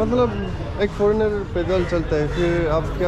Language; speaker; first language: Hindi; non-native, fluent; Italian